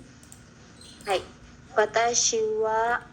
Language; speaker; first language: Japanese; non-native, learner; Cebuano